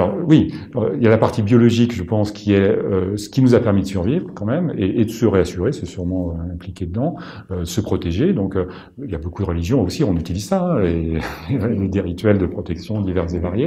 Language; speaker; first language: French; native; French